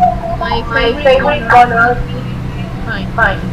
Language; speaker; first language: English; non-native, learner; Spanish